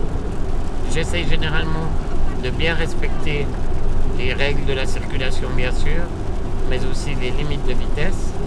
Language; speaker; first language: French; native; French